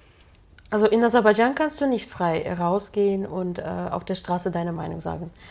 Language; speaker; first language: German; non-native, fluent; Russian